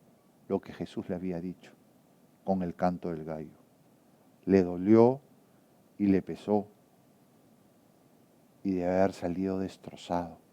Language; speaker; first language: Spanish; native; Spanish